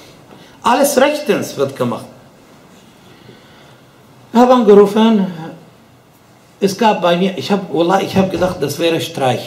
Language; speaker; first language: German; non-native, fluent; Arabic